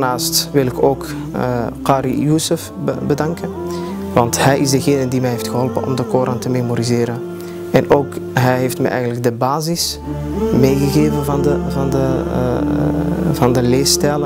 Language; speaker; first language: Dutch; early bilingual, other home language; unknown